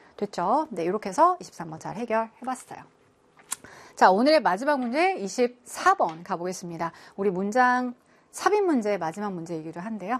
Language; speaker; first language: Korean; native; Korean